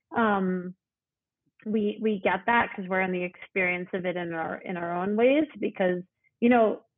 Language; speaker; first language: English; native; English